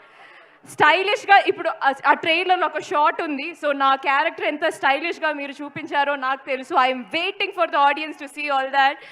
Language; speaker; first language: Telugu; non-native, learner; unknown